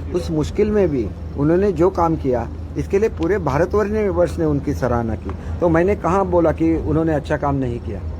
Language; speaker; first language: Hindi; non-native, local second language; Marathi